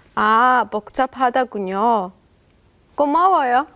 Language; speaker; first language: Korean; non-native, learner; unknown